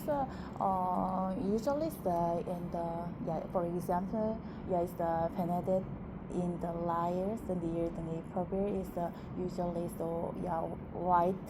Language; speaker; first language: English; non-native, learner; Korean